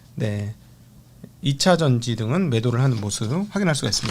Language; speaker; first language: Korean; native; Korean